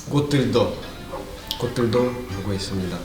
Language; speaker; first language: Korean; non-native, learner; Russian